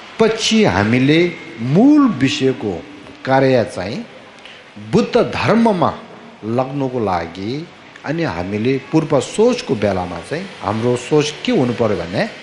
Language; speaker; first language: Nepali; non-native, fluent; Tibetan